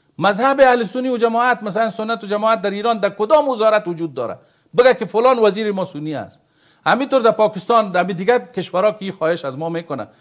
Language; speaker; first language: Persian; native; Persian